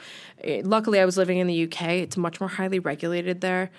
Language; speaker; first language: English; native; English